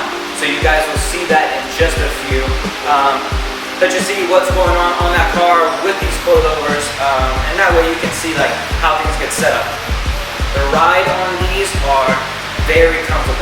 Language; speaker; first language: English; native; English